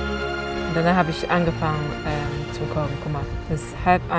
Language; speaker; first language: German; non-native, fluent; Chinese